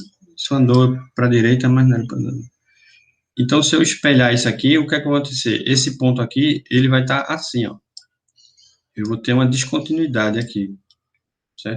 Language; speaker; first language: Portuguese; native; Portuguese